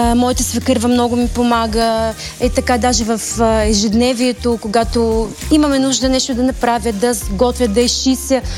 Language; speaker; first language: Bulgarian; early bilingual, heritage; Bulgarian